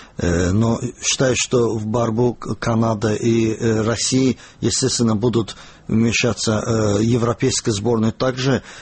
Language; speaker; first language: Russian; non-native, local second language; Azerbaijani